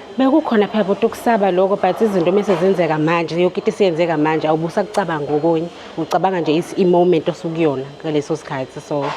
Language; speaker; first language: Zulu; native; Zulu